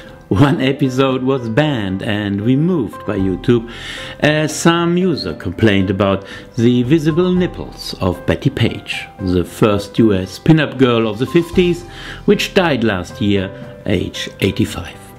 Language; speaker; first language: English; non-native, fluent; German